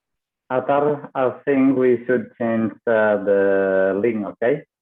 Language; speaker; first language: English; non-native, fluent; Indonesian